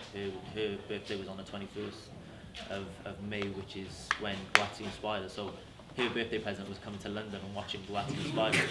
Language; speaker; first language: English; native; English